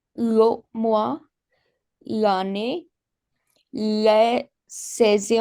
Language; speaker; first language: French; non-native, learner; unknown